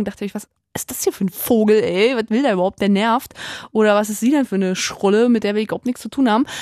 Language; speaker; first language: German; native; German